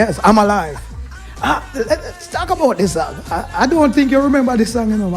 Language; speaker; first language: English; native; English